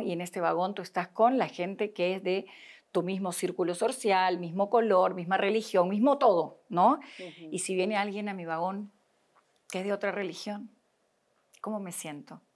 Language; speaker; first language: Spanish; native; Spanish